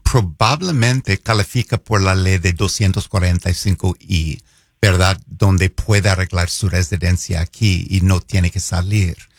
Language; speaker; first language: Spanish; non-native, fluent; English